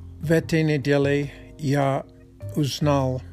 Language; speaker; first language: Czech; non-native, learner; Russian